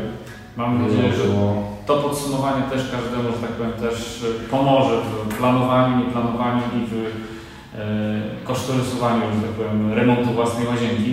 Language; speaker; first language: Polish; native; Polish